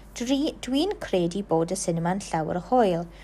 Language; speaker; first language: Welsh; non-native, local second language; English